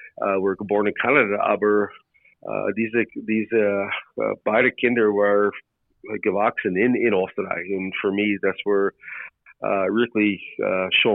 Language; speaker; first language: German; non-native, learner; English